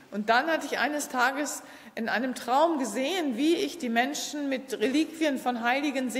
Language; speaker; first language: German; native; German